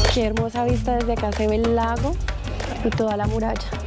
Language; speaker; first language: Spanish; native; Spanish